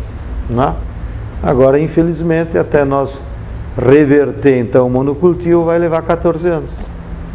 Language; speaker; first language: Portuguese; native; Portuguese